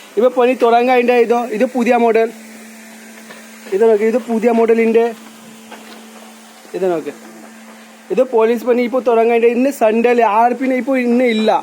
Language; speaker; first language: Malayalam; non-native, learner; Bangla